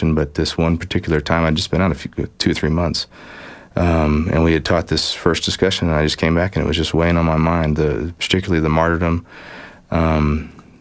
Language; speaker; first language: English; native; English